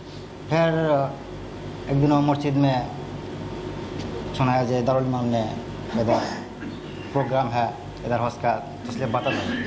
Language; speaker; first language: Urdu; non-native, learner; Bangla